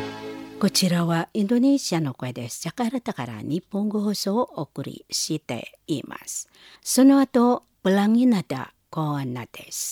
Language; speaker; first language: Japanese; non-native, learner; Indonesian